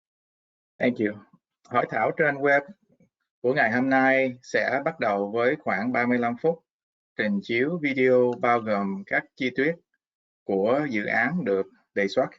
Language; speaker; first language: Vietnamese; non-native, fluent; English